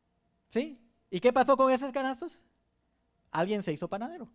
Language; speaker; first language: Spanish; native; Spanish